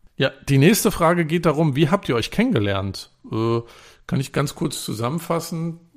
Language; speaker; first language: German; native; German